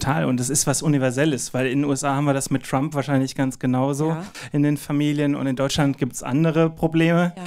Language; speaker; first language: German; native; German